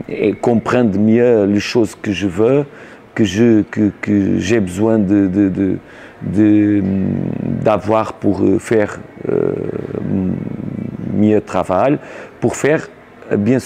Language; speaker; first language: French; non-native, learner; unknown